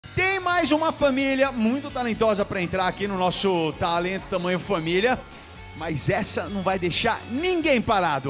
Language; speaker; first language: Portuguese; native; Portuguese